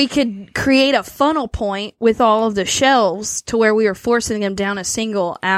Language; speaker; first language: English; native; English